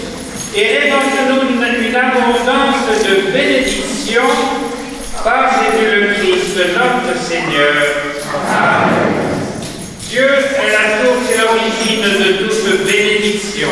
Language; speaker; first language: French; native; French